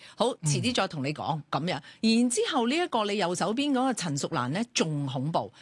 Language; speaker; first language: Cantonese; native; Cantonese